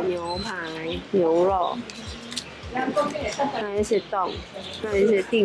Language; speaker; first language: Chinese; early bilingual, heritage; Chinese